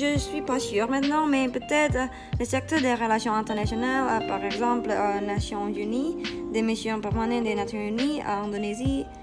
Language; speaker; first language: French; non-native, fluent; Indonesian